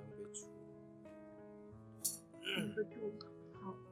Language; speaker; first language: Korean; non-native, learner; Chinese